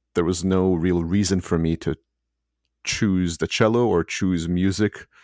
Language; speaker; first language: English; early bilingual, other home language; Hebrew